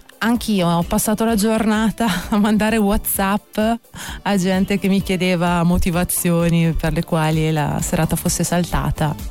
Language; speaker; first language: Italian; native; Italian